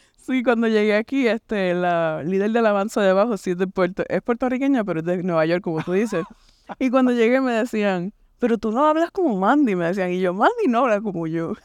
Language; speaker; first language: Spanish; native; Spanish